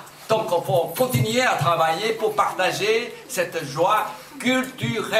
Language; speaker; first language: French; non-native, fluent; Chinese